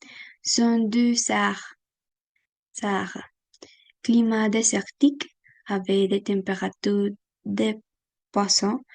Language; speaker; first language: French; non-native, fluent; Spanish